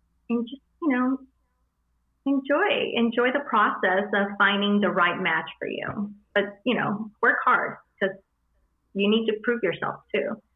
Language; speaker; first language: English; early bilingual, other home language; Spanish